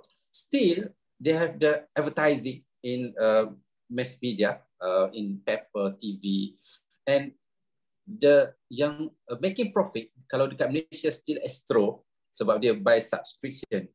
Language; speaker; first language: English; non-native, local second language; Malay